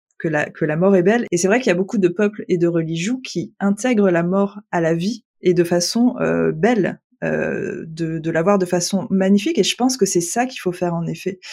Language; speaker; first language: French; native; French